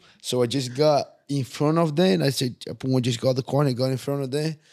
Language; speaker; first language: English; non-native, fluent; Portuguese